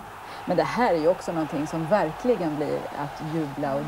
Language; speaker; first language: Swedish; native; Swedish